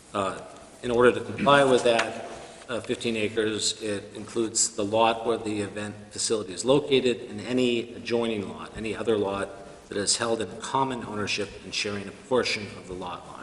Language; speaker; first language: English; native; English